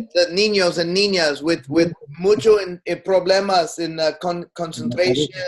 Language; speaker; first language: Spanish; non-native, learner; English